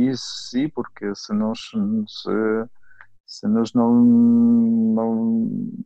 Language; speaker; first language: Portuguese; non-native, fluent; Ukrainian